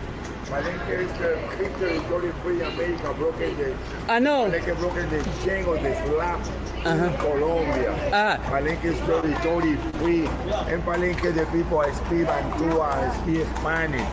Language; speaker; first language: English; non-native, learner; Spanish